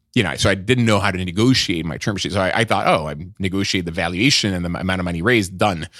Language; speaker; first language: English; non-native, fluent; French